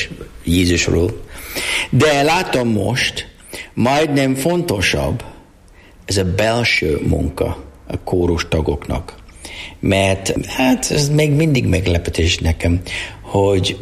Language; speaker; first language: Hungarian; non-native, learner; English